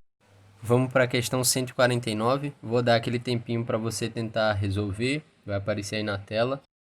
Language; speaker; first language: Portuguese; native; Portuguese